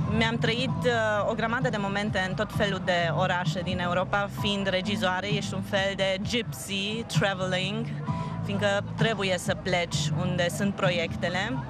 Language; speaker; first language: Romanian; native; Romanian